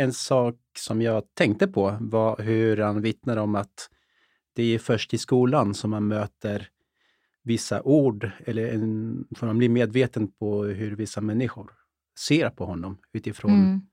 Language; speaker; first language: Swedish; early bilingual, other home language; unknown